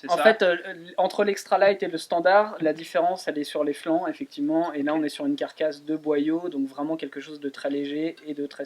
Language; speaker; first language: French; native; French